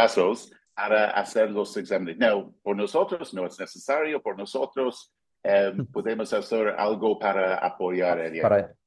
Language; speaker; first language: Spanish; non-native, fluent; English